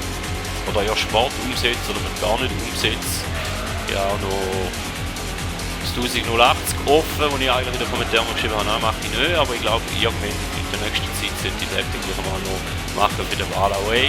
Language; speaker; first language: German; native; German